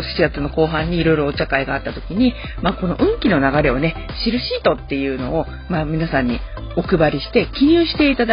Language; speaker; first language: Japanese; native; Japanese